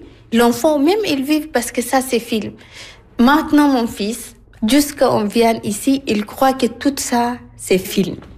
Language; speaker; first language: French; non-native, learner; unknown